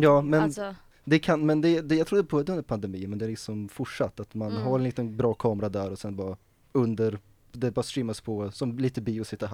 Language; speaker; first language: Swedish; native; Swedish